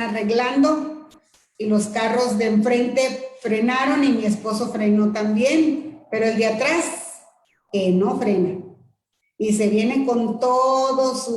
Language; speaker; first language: Spanish; native; Spanish